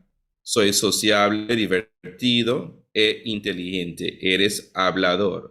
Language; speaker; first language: Spanish; non-native, fluent; English